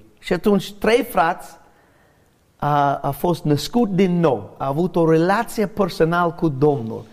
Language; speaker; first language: Romanian; non-native, learner; English